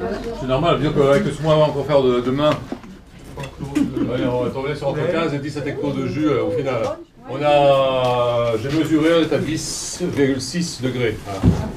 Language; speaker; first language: French; native; French